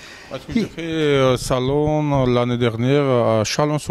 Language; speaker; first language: French; non-native, learner; Georgian